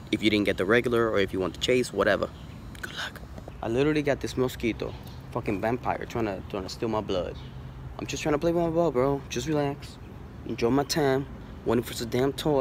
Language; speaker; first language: English; native; English